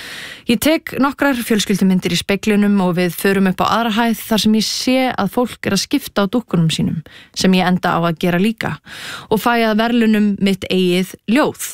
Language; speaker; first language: Icelandic; native; Icelandic